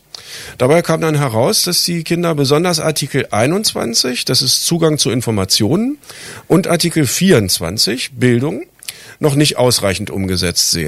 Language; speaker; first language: German; native; German